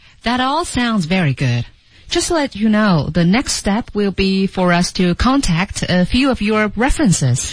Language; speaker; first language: English; non-native, fluent; Chinese